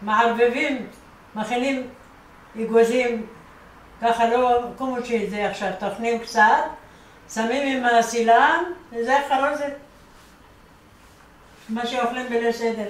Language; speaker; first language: Hebrew; non-native, fluent; Arabic